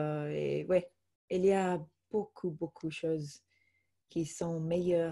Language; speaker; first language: French; non-native, fluent; English